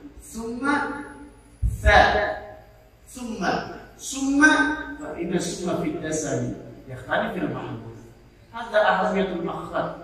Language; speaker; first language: Arabic; non-native, fluent; Indonesian